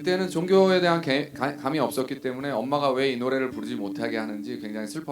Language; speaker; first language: Korean; native; Korean